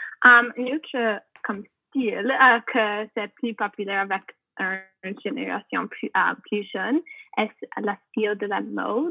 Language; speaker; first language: French; non-native, learner; English